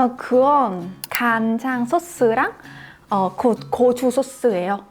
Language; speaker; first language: Korean; non-native, fluent; Vietnamese